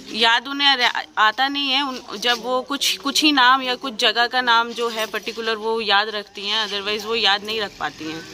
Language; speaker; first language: Hindi; native; Hindi